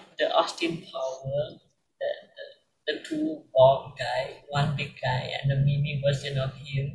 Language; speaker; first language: English; non-native, local second language; Chinese